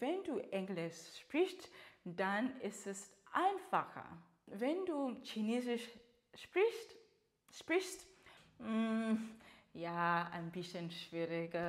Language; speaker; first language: German; non-native, learner; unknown